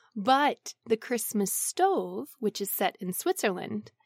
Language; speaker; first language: English; native; English